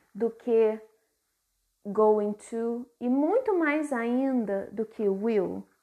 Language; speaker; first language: Portuguese; native; Portuguese